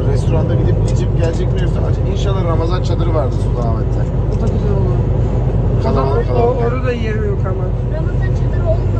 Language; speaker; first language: Turkish; early bilingual, heritage; Turkish